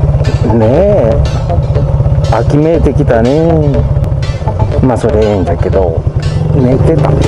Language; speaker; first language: Japanese; native; Japanese